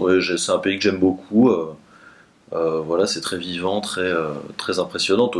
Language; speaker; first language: French; native; French